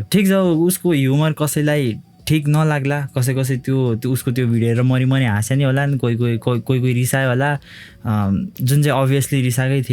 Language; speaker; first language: Nepali; native; Nepali